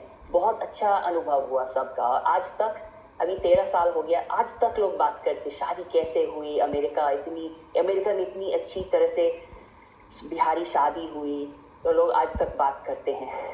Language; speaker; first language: Hindi; non-native, fluent; English